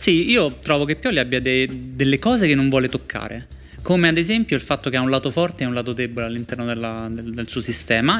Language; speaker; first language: Italian; native; Italian